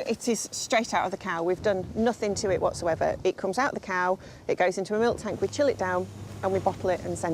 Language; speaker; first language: English; native; English